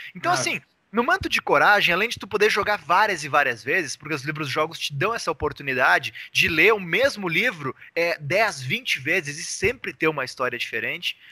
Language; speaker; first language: Portuguese; native; Portuguese